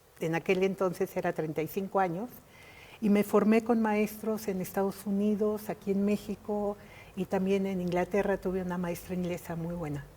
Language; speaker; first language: Spanish; native; Spanish